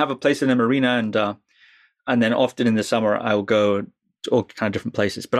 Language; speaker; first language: English; native; English